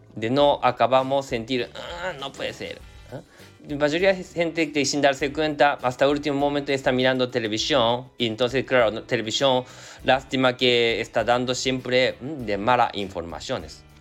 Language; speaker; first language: Spanish; non-native, learner; Japanese